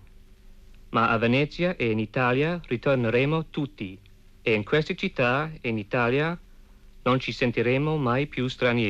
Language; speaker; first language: Italian; non-native, fluent; English